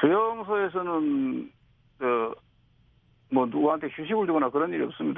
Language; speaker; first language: Korean; native; Korean